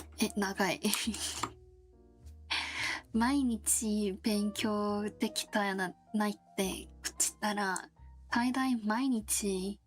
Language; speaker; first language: Japanese; non-native, learner; Korean